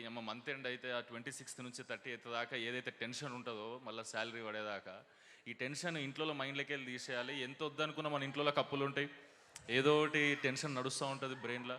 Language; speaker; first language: Telugu; native; Telugu